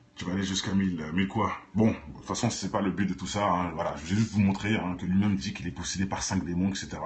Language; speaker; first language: French; native; French